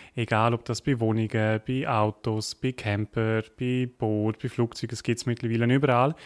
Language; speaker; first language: German; native; German